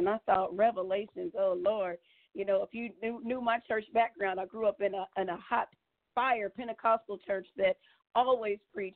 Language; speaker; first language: English; native; English